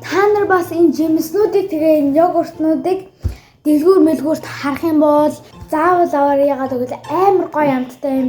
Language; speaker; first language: Mongolian; early bilingual, heritage; Mongolian